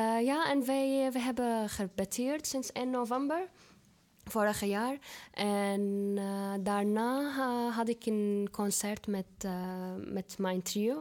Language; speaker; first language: Dutch; non-native, fluent; Arabic